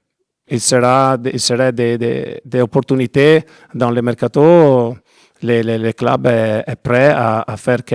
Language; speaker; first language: French; non-native, learner; Italian